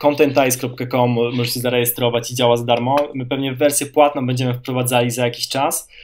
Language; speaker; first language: Polish; native; Polish